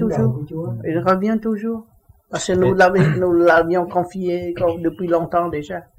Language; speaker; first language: French; non-native, learner; Vietnamese